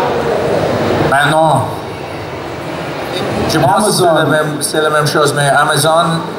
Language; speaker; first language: French; non-native, learner; English